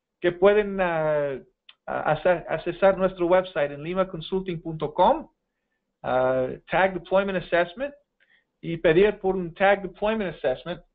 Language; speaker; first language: Spanish; non-native, fluent; English